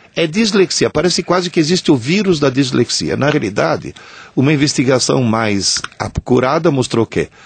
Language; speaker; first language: Portuguese; non-native, fluent; Italian